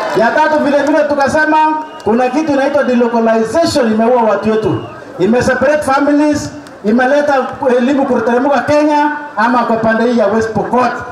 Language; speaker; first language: Swahili; non-native, local second language; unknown